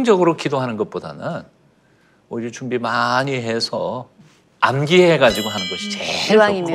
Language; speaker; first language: Korean; native; Korean